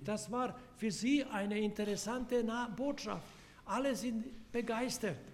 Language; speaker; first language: German; non-native, fluent; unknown